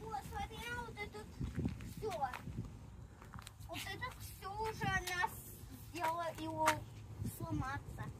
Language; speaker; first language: Russian; early bilingual, heritage; Russian